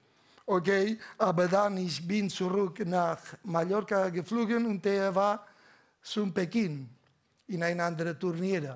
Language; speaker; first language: German; non-native, learner; Catalan